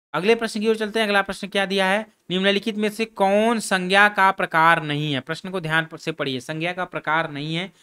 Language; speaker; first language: Hindi; native; Hindi